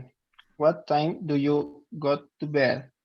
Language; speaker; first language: English; non-native, learner; Spanish